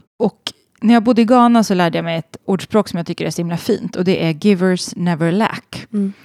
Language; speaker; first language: Swedish; native; Swedish